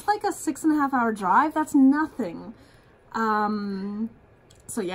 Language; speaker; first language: English; native; English